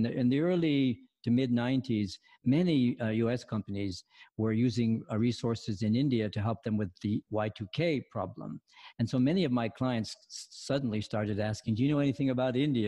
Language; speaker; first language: English; native; English